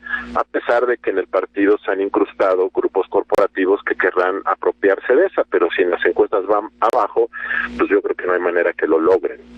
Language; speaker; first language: Spanish; native; Spanish